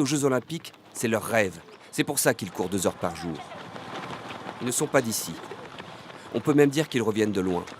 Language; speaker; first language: French; native; French